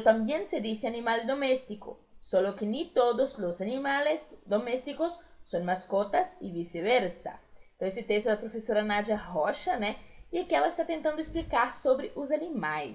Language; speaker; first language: Spanish; non-native, fluent; Portuguese